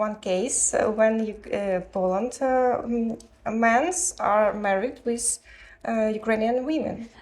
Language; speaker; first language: English; non-native, learner; Ukrainian